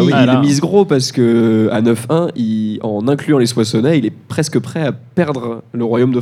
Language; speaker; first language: French; native; French